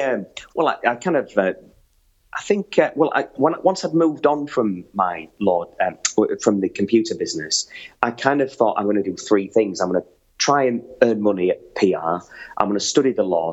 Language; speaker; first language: English; native; English